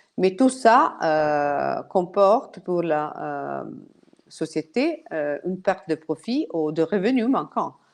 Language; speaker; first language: French; non-native, fluent; Italian